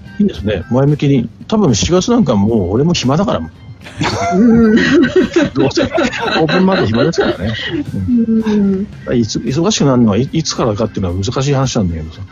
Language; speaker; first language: Japanese; native; Japanese